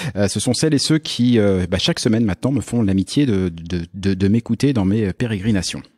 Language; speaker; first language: French; native; French